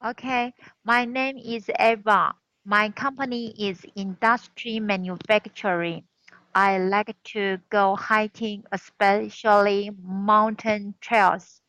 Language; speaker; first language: English; non-native, learner; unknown